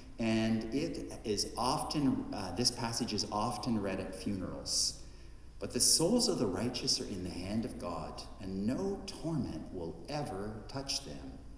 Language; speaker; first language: English; native; English